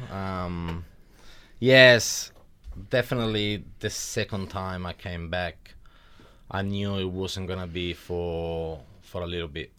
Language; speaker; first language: English; non-native, fluent; Italian